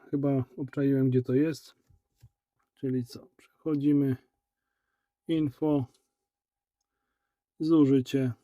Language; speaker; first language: Polish; native; Polish